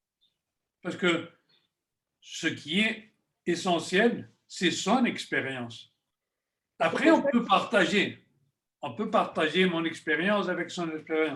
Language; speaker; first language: French; non-native, fluent; Spanish